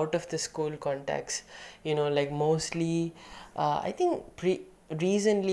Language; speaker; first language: English; non-native, local second language; Tamil